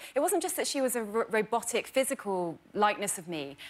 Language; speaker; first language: English; native; English